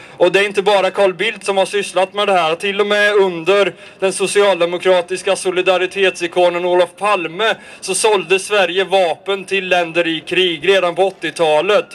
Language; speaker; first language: Swedish; native; Swedish